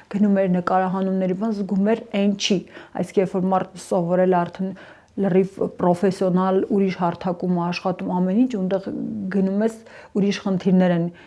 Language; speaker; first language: Armenian; early bilingual, heritage; Armenian